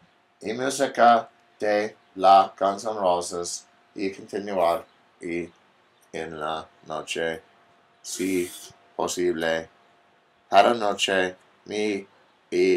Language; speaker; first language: Spanish; non-native, learner; English